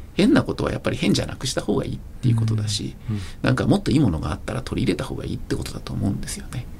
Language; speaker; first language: Japanese; native; Japanese